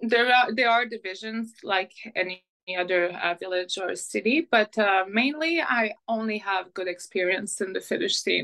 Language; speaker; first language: English; non-native, fluent; French